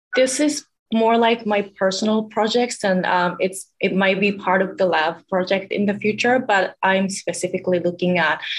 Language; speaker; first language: English; non-native, fluent; Japanese